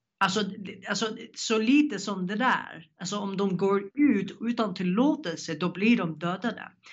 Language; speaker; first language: Swedish; non-native, fluent; Arabic